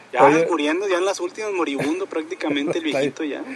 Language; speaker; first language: Spanish; native; Spanish